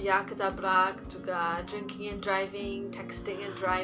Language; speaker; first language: Indonesian; non-native, fluent; English